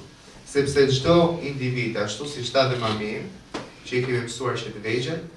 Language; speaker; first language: Albanian; native; Albanian